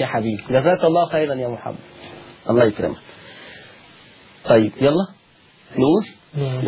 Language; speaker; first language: Arabic; native; Arabic